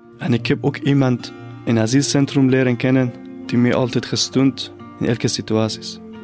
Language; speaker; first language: Dutch; non-native, fluent; Persian